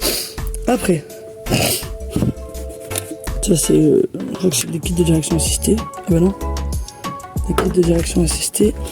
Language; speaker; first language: French; native; French